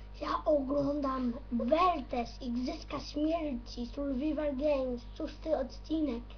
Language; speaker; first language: Polish; native; Polish